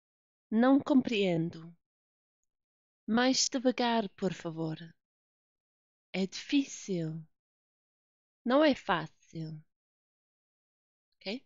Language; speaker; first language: Portuguese; non-native, fluent; English